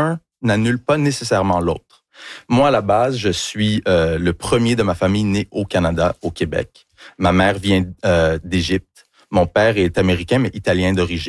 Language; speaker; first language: French; early bilingual, other home language; English